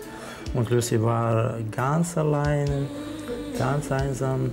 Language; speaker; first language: German; non-native, learner; Bulgarian